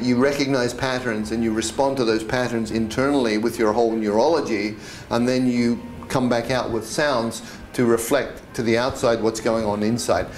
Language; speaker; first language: English; native; English